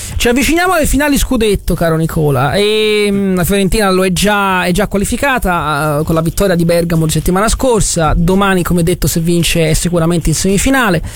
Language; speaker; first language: Italian; native; Italian